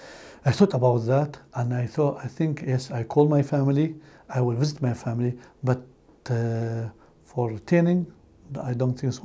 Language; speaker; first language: English; non-native, learner; Arabic